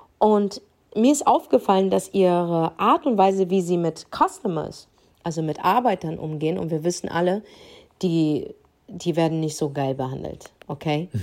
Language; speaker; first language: German; early bilingual, other home language; Arabic